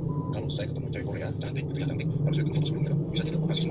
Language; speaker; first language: Indonesian; native; Indonesian